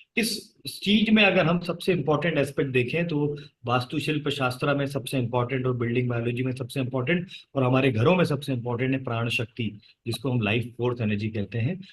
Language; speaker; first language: Hindi; native; Hindi